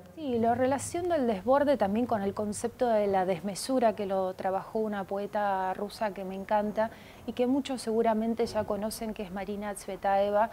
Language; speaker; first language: Spanish; early bilingual, other home language; Russian